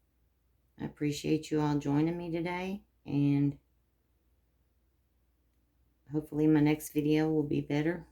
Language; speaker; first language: English; native; English